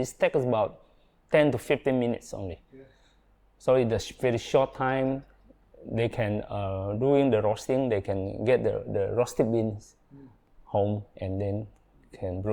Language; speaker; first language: English; non-native, learner; Indonesian